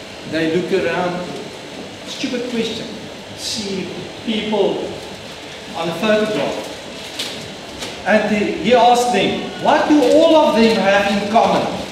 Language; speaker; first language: English; non-native, local second language; Afrikaans